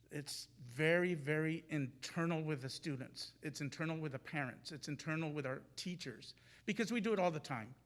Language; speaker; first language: English; native; English